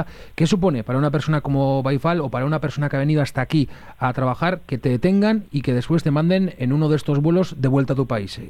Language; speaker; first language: Spanish; native; Spanish